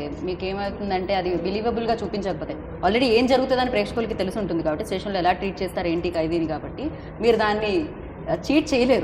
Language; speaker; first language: Telugu; native; Telugu